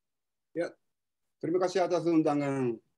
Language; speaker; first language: Indonesian; non-native, fluent; Japanese